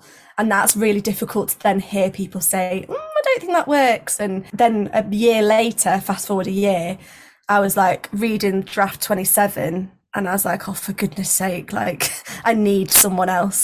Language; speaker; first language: English; native; English